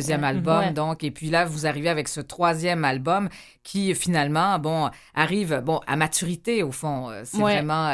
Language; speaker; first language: French; native; French